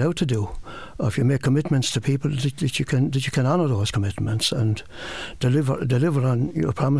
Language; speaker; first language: English; native; English